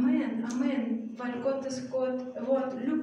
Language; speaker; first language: German; non-native, fluent; Russian